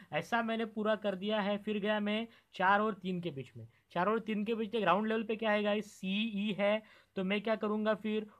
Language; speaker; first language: Hindi; non-native, local second language; Marathi